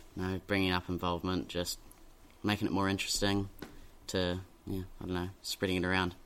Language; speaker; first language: English; native; English